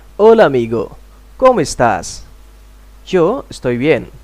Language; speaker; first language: Spanish; non-native, fluent; Indonesian